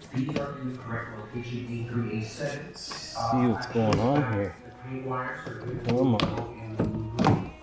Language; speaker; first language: English; native; English